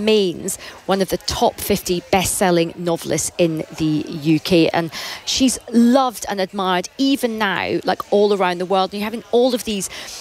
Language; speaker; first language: English; native; English